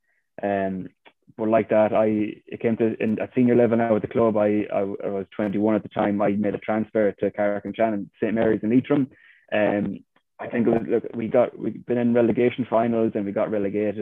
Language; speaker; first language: English; native; English